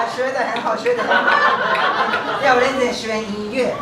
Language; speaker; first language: Chinese; non-native, fluent; Japanese